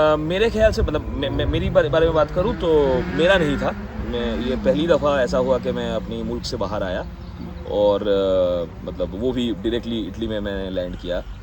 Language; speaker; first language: Hindi; non-native, local second language; Bangla